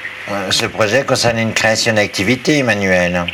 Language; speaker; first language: French; native; French